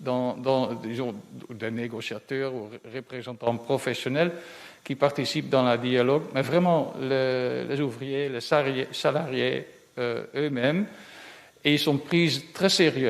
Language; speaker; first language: French; non-native, fluent; Dutch